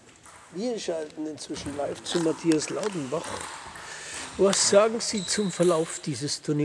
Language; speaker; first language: German; native; German